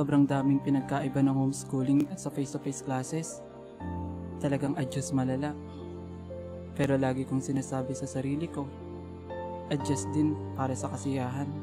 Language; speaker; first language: Filipino; native; Filipino